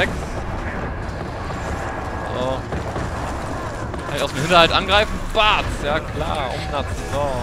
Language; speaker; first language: German; native; German